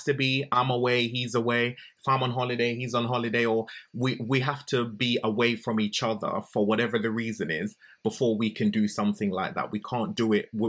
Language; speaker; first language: English; native; English